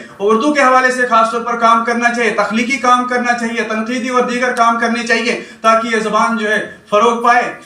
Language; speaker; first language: Urdu; non-native, local second language; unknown